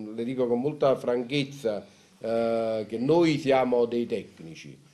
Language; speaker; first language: Italian; native; Italian